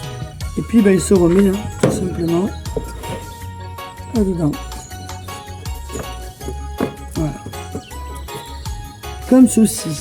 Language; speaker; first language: French; native; French